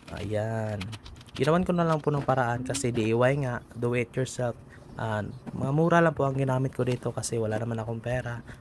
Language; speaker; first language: Filipino; non-native, local second language; Cebuano